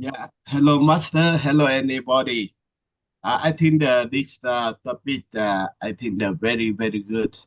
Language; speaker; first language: English; non-native, learner; Vietnamese